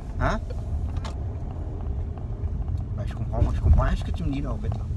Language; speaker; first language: French; native; French